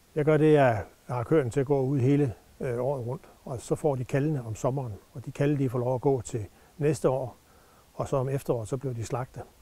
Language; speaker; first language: Danish; native; Danish